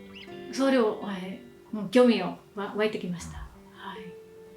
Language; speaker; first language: Japanese; early bilingual, heritage; Spanish